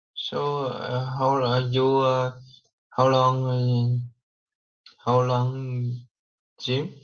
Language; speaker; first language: English; non-native, learner; Vietnamese